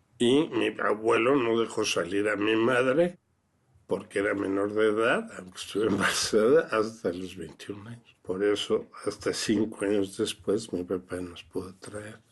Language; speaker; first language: Spanish; early bilingual, other home language; French